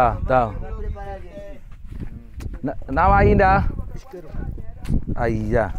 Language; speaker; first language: Portuguese; non-native, learner; Vietnamese